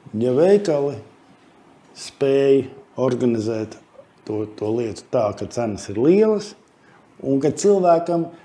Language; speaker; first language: Latvian; non-native, local second language; Russian